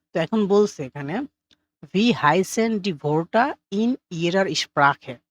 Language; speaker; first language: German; non-native, fluent; Bangla